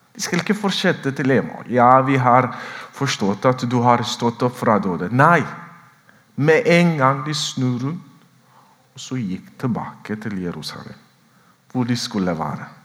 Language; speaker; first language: Norwegian; non-native, fluent; Oromo